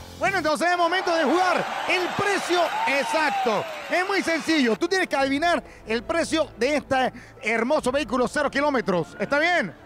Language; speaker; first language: Spanish; native; Spanish